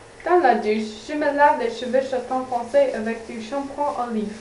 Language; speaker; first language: French; non-native, learner; English